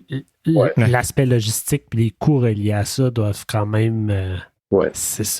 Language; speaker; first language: French; native; French